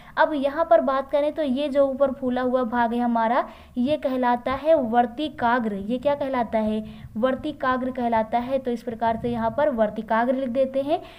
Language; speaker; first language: Hindi; native; Hindi